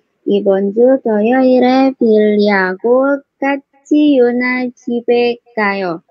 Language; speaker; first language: Korean; non-native, learner; Indonesian